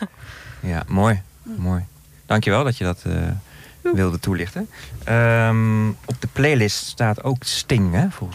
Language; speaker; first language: Dutch; native; Dutch